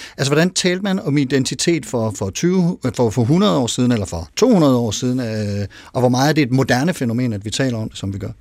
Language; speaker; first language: Danish; native; Danish